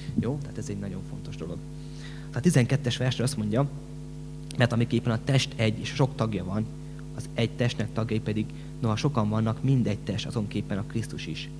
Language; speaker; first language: Hungarian; native; Hungarian